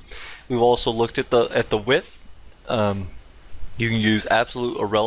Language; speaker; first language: English; native; English